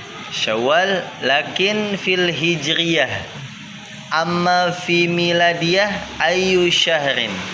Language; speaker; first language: Arabic; non-native, fluent; Indonesian